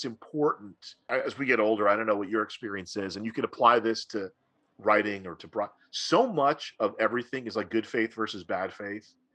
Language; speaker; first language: English; native; English